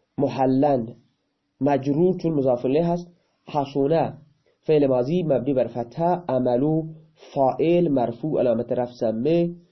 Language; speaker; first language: Persian; non-native, local second language; Baluchi